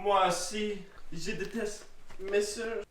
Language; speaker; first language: French; non-native, learner; English